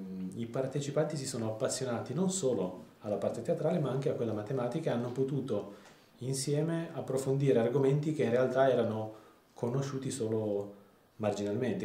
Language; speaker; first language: Italian; native; Italian